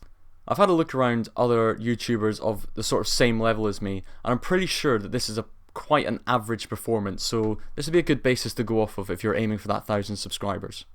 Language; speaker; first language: English; native; English